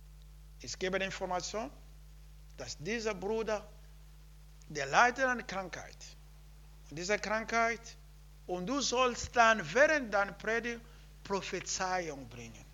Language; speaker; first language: German; non-native, learner; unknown